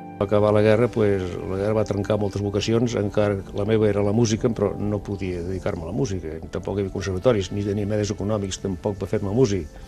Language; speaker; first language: Catalan; non-native, local second language; Basque